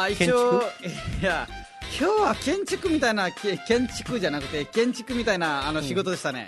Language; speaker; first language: Japanese; non-native, fluent; Nepali